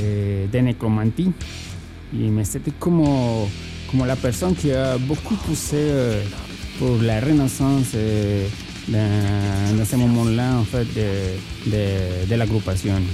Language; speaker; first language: French; non-native, fluent; Spanish